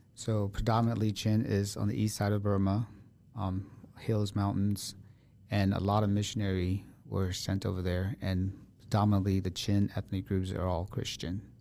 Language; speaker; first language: English; early bilingual, other home language; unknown